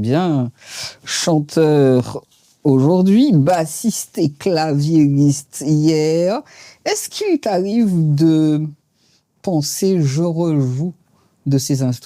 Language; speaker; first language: French; native; French